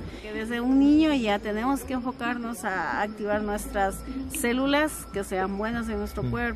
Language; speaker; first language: Spanish; native; Spanish